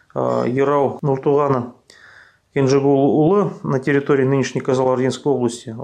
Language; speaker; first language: Russian; native; Russian